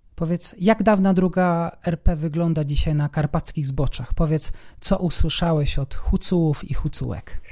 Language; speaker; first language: Polish; native; Polish